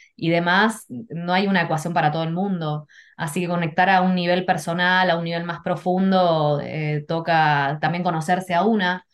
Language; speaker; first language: Spanish; native; Spanish